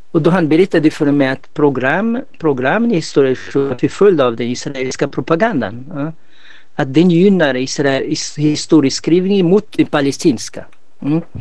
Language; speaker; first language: Swedish; non-native, fluent; Arabic